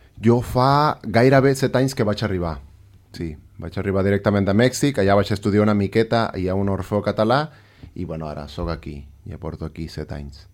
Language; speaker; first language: Catalan; non-native, fluent; Spanish